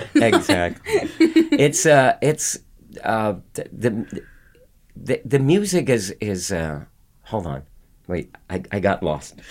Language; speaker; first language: English; non-native, local second language; Filipino